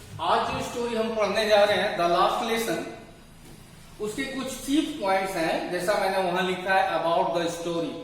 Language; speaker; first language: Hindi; native; Hindi